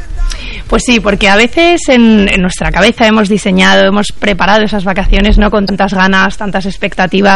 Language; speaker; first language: Spanish; native; Spanish